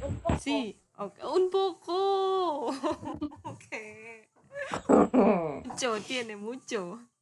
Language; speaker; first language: Spanish; non-native, learner; Indonesian